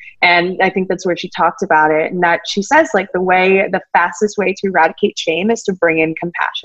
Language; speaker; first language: English; native; English